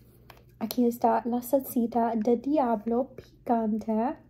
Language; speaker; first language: Spanish; early bilingual, heritage; Spanish